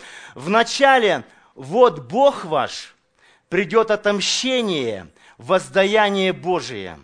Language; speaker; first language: Russian; native; Russian